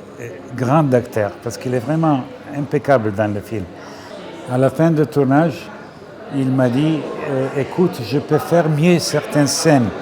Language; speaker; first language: French; non-native, fluent; Serbian